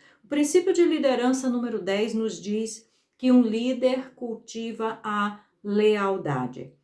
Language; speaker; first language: Portuguese; native; Portuguese